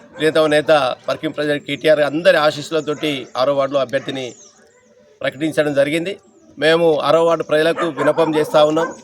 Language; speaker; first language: Telugu; native; Telugu